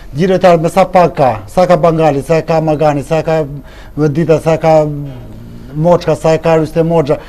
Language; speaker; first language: Albanian; native; Albanian